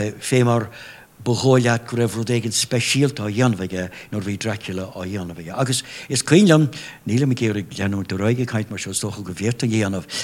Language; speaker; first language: Irish; non-native, local second language; English